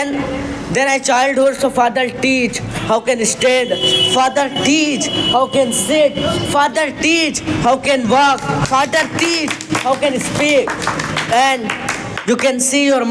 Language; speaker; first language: English; non-native, learner; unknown